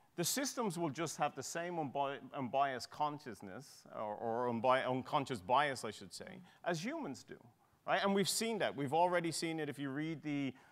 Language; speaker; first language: English; native; English